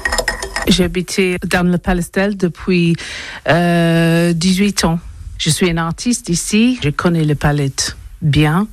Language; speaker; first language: French; non-native, learner; English